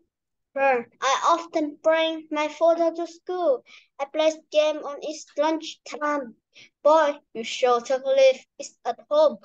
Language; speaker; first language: English; non-native, learner; Vietnamese